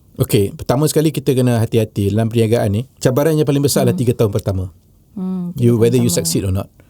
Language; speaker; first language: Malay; native; Malay